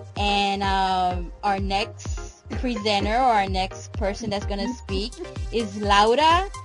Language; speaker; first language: English; non-native, local second language; Spanish